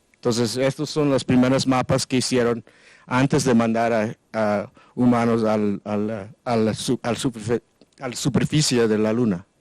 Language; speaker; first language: Spanish; non-native, learner; English